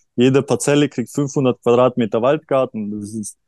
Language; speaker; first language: German; early bilingual, other home language; Russian